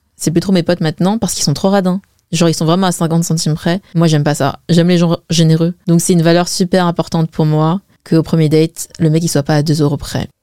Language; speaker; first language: French; early bilingual, other home language; Wu Chinese